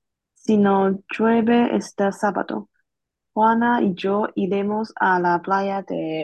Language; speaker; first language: Spanish; non-native, learner; Chinese